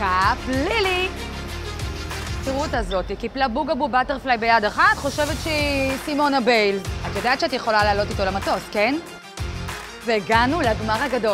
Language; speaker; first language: Hebrew; native; Hebrew